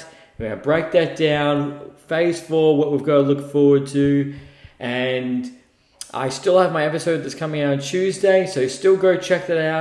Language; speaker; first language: English; native; English